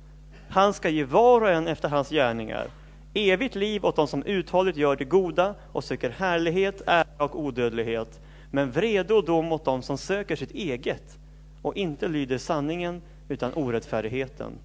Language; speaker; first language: Swedish; native; Swedish